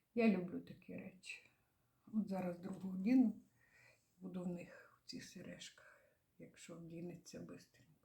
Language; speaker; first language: Ukrainian; native; Ukrainian